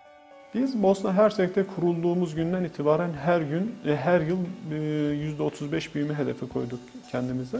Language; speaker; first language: Turkish; native; Turkish